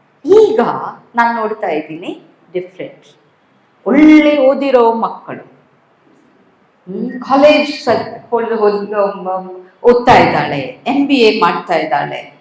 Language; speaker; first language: Kannada; non-native, local second language; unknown